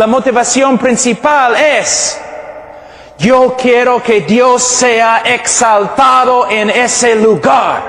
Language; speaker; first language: Spanish; non-native, fluent; English